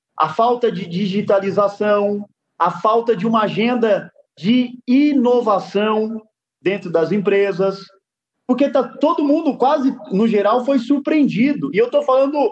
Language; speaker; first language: Portuguese; native; Portuguese